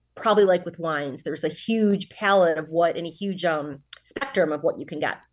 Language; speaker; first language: English; native; English